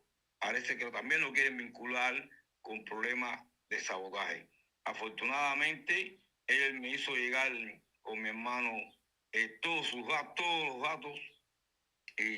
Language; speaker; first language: Spanish; native; Spanish